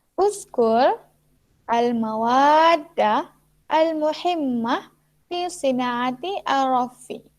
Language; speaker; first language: Arabic; non-native, fluent; Malay